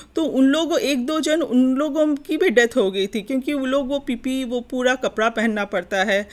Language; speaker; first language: Hindi; non-native, local second language; Bangla